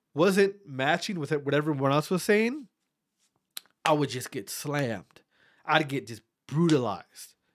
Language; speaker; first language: English; native; English